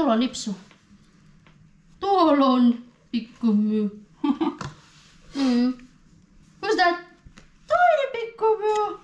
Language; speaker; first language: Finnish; non-native, learner; Filipino